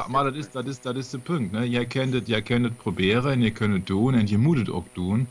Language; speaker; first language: Dutch; non-native, learner; German